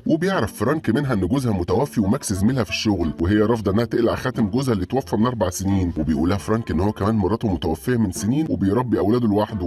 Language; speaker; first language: Arabic; native; Arabic